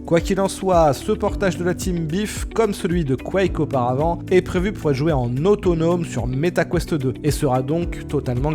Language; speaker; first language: French; native; French